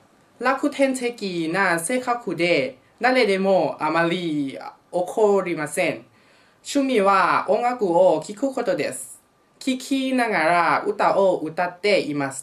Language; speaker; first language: Japanese; non-native, learner; Thai